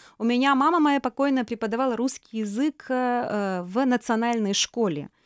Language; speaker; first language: Russian; non-native, local second language; Crimean Tatar